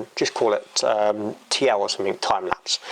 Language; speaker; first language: English; native; English